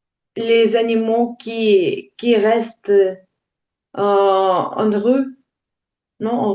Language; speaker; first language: French; non-native, learner; Ukrainian